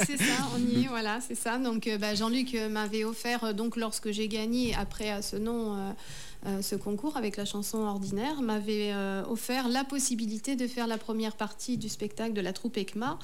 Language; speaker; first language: French; native; French